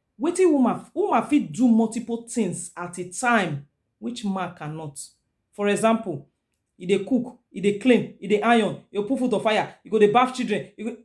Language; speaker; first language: Nigerian Pidgin; non-native, local second language; Esan